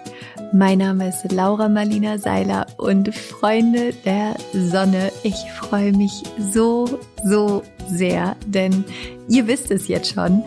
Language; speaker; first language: German; native; German